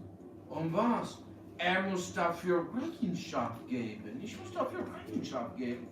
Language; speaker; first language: German; early bilingual, heritage; English